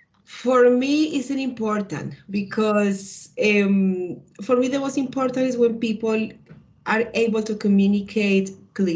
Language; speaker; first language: English; non-native, learner; Spanish